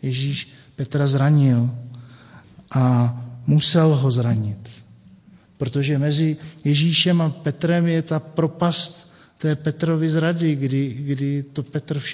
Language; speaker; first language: Czech; native; Czech